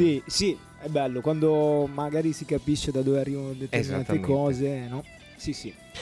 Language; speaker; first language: Italian; native; Italian